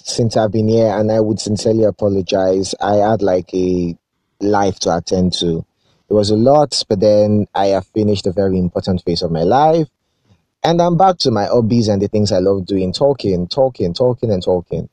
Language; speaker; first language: English; non-native, local second language; Yoruba